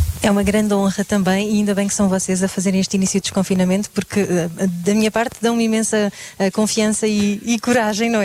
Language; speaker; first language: Portuguese; native; Portuguese